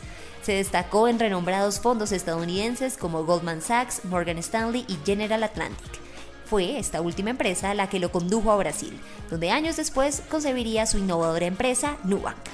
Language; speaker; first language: Spanish; native; Spanish